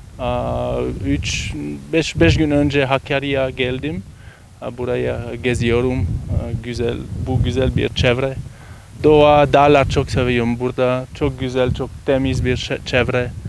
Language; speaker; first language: Turkish; non-native, learner; French